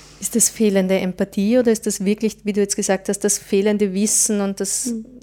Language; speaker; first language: German; native; German